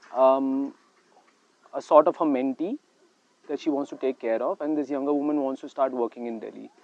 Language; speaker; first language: English; non-native, local second language; Hindi